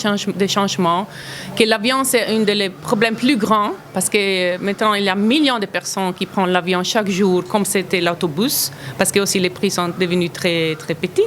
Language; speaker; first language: French; non-native, fluent; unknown